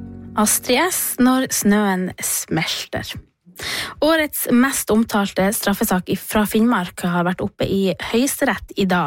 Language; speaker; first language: Norwegian; native; Norwegian